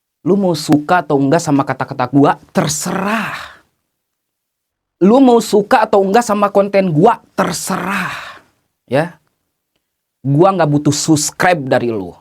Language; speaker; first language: Indonesian; native; Indonesian